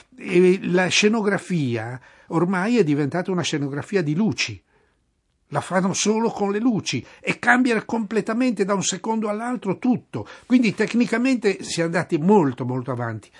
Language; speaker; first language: Italian; native; Italian